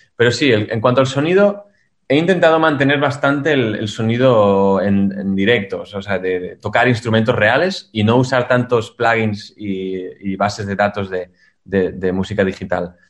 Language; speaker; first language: Spanish; native; Spanish